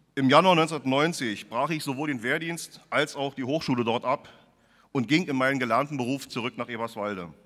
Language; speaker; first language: German; native; German